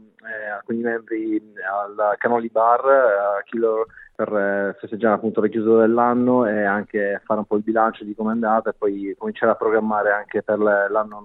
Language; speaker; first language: Italian; native; Italian